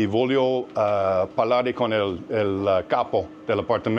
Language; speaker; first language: Italian; non-native, learner; English